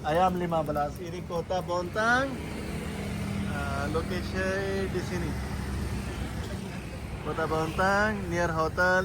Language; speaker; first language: Indonesian; non-native, learner; Urdu